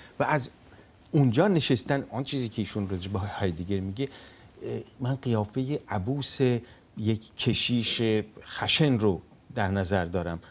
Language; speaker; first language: Persian; native; Persian